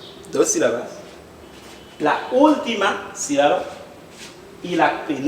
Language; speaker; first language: Spanish; non-native, fluent; Haitian Creole